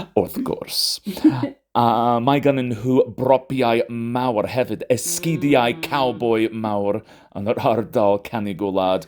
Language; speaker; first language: Welsh; non-native, fluent; English